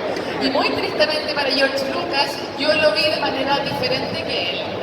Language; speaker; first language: Spanish; native; Spanish